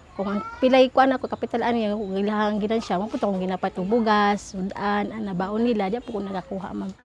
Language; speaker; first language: Cebuano; native; Cebuano